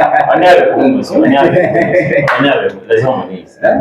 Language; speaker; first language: French; non-native, learner; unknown